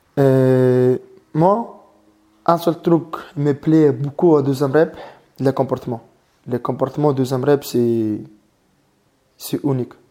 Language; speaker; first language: French; non-native, learner; Mongolian